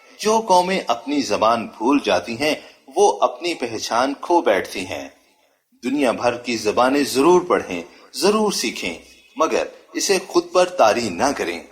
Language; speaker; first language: Urdu; non-native, local second language; Punjabi